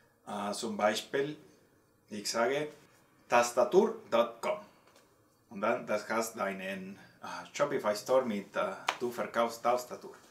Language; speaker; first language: German; non-native, learner; Spanish